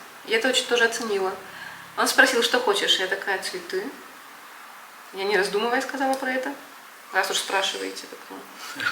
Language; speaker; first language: Russian; native; Russian